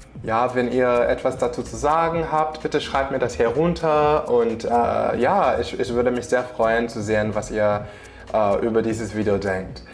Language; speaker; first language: German; non-native, fluent; English